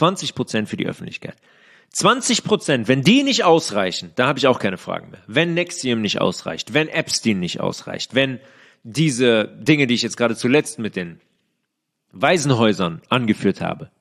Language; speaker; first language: German; native; German